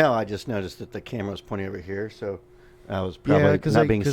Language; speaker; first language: English; native; English